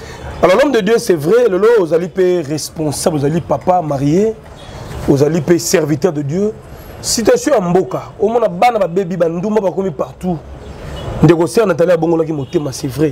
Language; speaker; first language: French; non-native, local second language; Lingala